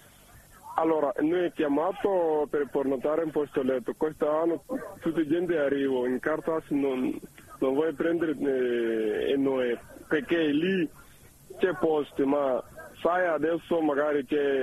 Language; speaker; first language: Italian; non-native, learner; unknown